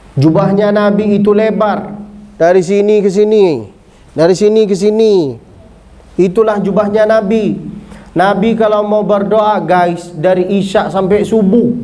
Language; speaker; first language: Malay; non-native, fluent; Arabic